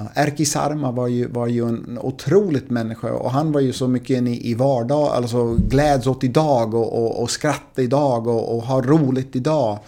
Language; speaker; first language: Swedish; non-native, fluent; English